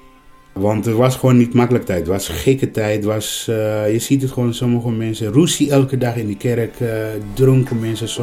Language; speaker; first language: Dutch; non-native, fluent; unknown